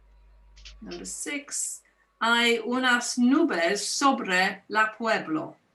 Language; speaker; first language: Spanish; non-native, learner; English